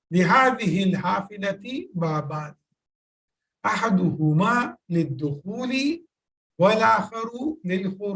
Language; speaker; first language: Arabic; non-native, fluent; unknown